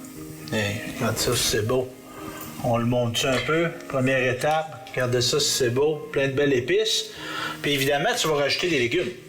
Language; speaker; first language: French; native; French